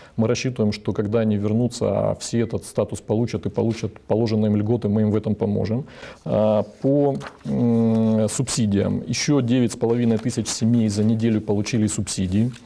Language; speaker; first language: Russian; native; Russian